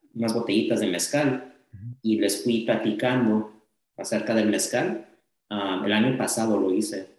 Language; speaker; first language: Spanish; early bilingual, heritage; Spanish